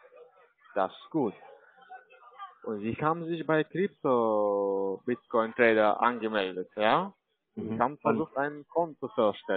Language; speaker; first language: German; non-native, learner; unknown